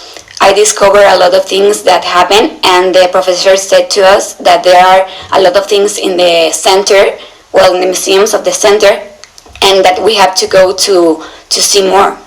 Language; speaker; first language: English; non-native, learner; Spanish